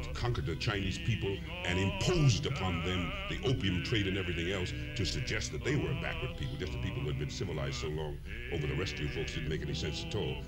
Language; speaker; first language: English; native; English